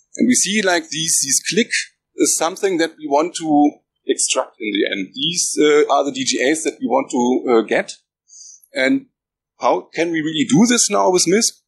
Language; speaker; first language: English; non-native, fluent; German